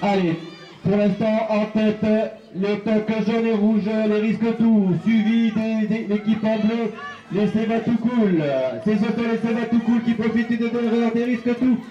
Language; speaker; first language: French; native; French